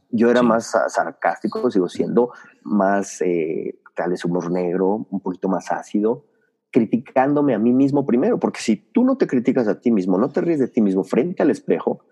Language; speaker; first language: Spanish; native; Spanish